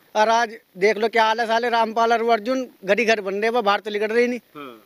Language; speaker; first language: Hindi; native; Hindi